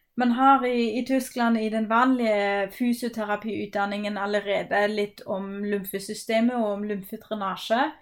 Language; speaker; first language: Norwegian; non-native, fluent; German